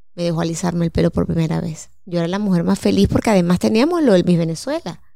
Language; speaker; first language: Spanish; native; Spanish